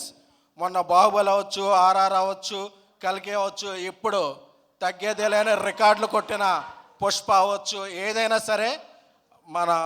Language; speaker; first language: Telugu; native; Telugu